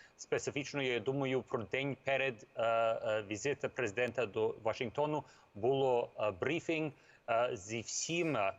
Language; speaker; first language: Ukrainian; early bilingual, heritage; Ukrainian